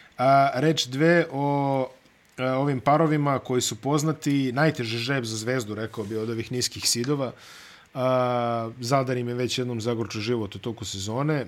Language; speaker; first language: Bosnian; native; Bosnian